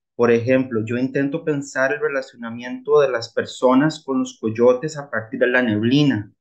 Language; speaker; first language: Spanish; native; Spanish